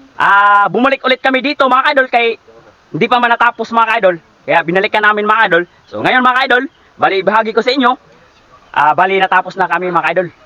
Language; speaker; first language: Filipino; non-native, local second language; Cebuano